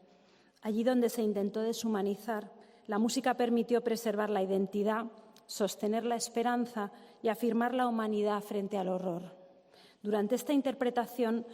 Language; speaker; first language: Spanish; native; Spanish